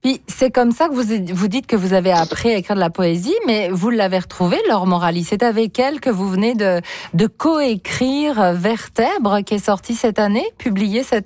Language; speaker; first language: French; native; French